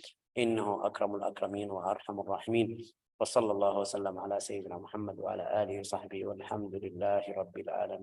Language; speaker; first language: Arabic; native; Arabic